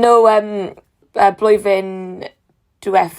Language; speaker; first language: Welsh; non-native, learner; English